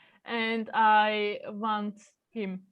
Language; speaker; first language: English; non-native, learner; Turkish